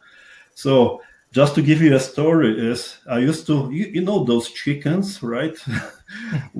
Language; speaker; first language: English; non-native, fluent; Polish